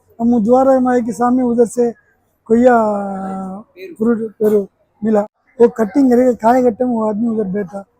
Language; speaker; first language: Hindi; non-native, local second language; Tamil